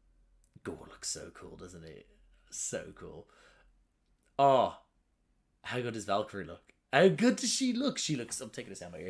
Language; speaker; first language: English; native; English